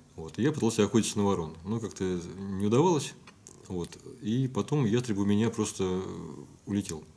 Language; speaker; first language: Russian; native; Russian